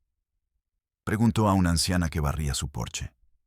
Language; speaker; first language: Spanish; native; Spanish